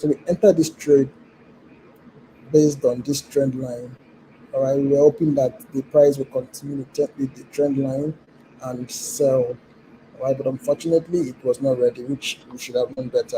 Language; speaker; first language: English; non-native, local second language; Yoruba